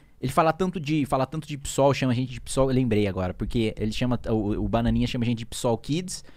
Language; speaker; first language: Portuguese; native; Portuguese